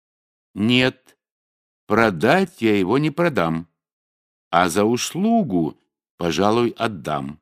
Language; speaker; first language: Russian; native; Russian